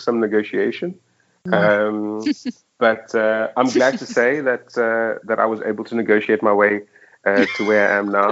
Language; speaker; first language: English; native; English